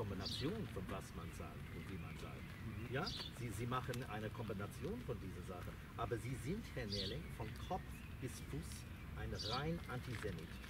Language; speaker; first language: German; non-native, fluent; English